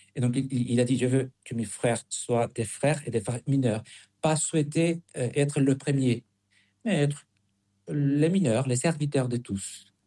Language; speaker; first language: French; non-native, fluent; Spanish